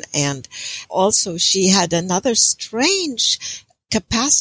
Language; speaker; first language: English; non-native, fluent; German